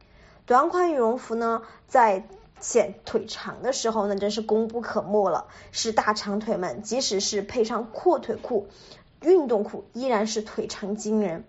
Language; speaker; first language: Chinese; native; Chinese